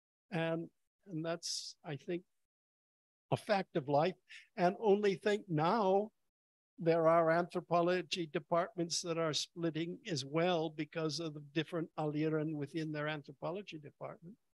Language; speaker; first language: English; native; English